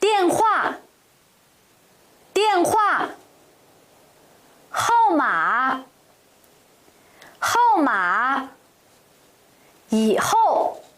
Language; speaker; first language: Chinese; non-native, local second language; Uyghur